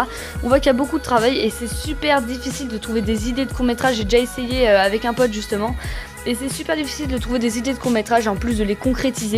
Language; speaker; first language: French; native; French